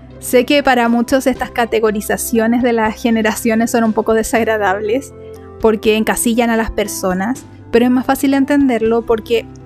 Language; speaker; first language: Spanish; native; Spanish